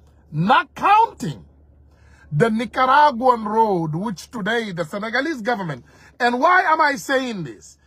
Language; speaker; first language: English; non-native, fluent; Wolof